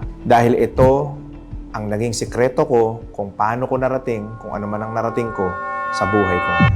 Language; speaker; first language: Filipino; native; Filipino